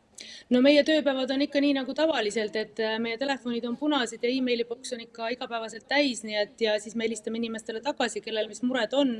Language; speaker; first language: Estonian; native; Estonian